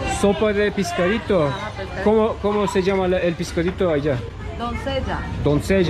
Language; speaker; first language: Spanish; non-native, learner; Turkish